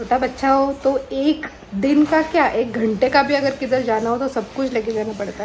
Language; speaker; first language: Hindi; non-native, local second language; Marathi